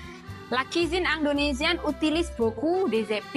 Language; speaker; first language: French; non-native, fluent; Indonesian